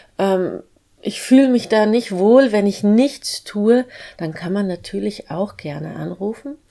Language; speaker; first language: German; native; German